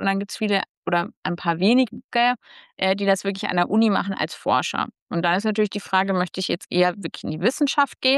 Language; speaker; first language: German; native; German